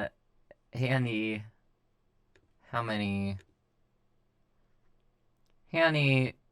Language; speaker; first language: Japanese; non-native, learner; English